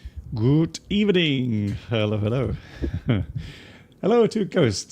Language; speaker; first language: English; non-native, fluent; German